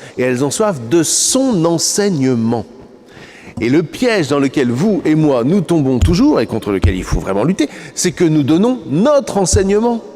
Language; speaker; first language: French; native; French